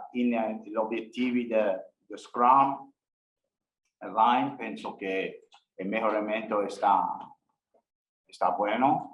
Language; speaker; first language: Spanish; non-native, learner; English